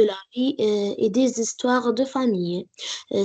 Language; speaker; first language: French; non-native, learner; Arabic